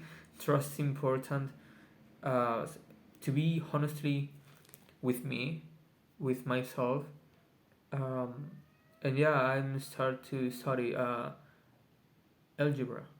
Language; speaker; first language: English; non-native, learner; Spanish